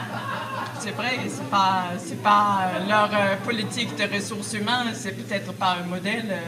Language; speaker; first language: French; non-native, fluent; Swedish